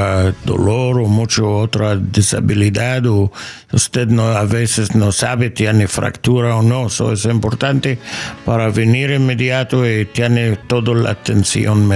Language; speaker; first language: Spanish; non-native, learner; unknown